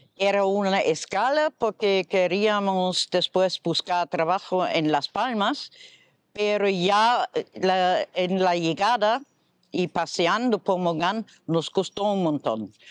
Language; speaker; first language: Spanish; non-native, fluent; German